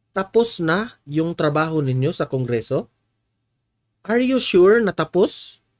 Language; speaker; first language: Filipino; non-native, local second language; Cebuano